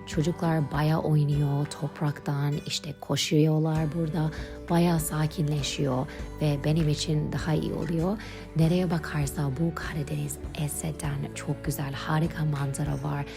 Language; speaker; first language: Turkish; non-native, learner; English